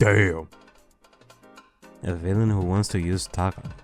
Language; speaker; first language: English; native; English